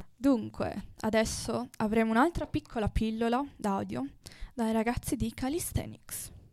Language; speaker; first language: Italian; native; Italian